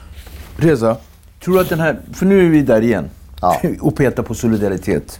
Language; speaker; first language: Swedish; native; Swedish